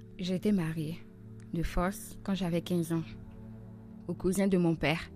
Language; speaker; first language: French; non-native, local second language; Soninke